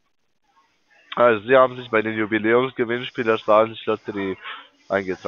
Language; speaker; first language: German; non-native, fluent; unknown